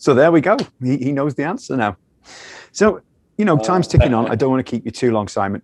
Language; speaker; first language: English; native; English